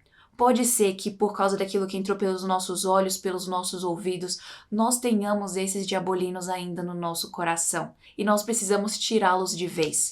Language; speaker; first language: Portuguese; native; Portuguese